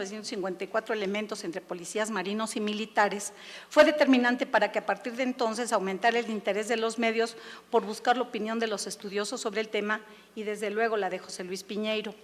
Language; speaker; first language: Spanish; native; Spanish